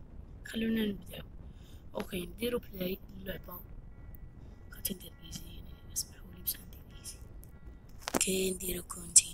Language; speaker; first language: Arabic; native; Arabic